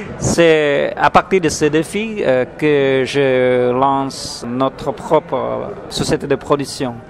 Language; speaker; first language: French; non-native, fluent; Khmer